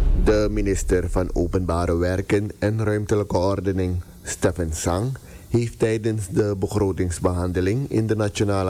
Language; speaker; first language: Dutch; native; Dutch